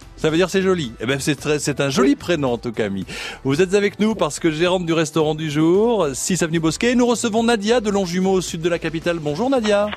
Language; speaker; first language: French; native; French